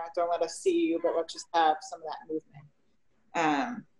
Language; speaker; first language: English; native; English